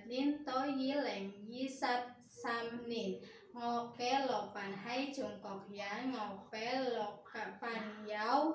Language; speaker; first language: Cantonese; non-native, learner; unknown